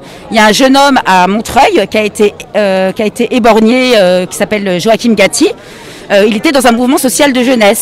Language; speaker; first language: French; native; French